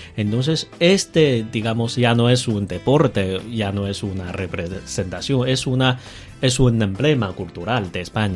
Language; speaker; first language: Spanish; non-native, fluent; Chinese